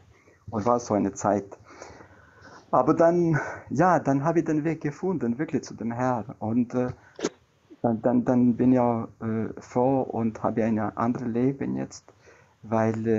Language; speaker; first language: German; non-native, learner; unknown